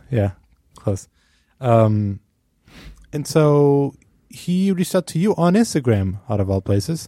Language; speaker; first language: English; non-native, fluent; Portuguese